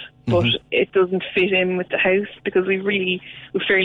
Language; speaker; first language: English; native; English